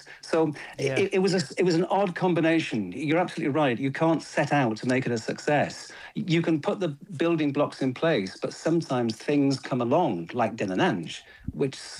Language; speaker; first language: English; native; English